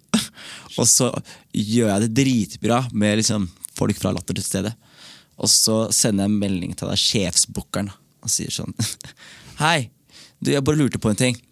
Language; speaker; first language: Norwegian; early bilingual, other home language; Somali